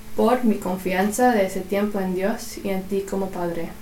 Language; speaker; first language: Spanish; early bilingual, other home language; English